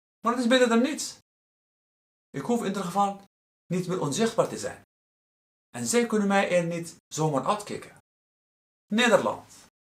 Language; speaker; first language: Dutch; non-native, fluent; Arabic